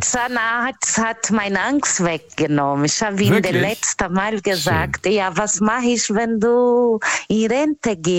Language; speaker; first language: German; non-native, learner; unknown